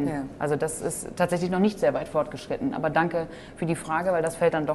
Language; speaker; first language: German; native; German